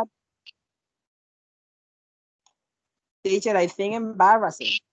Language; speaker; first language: English; non-native, learner; Spanish